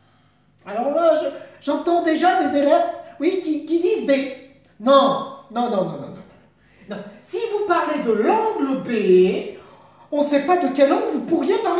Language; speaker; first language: French; native; French